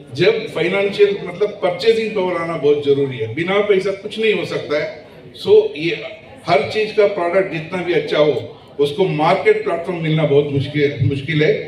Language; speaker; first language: Hindi; non-native, local second language; Kannada